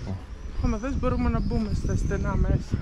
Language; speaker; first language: Greek; non-native, fluent; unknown